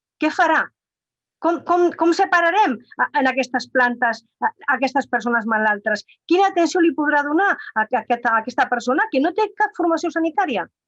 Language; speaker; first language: Catalan; non-native, local second language; Spanish